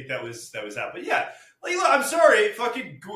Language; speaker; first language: English; native; English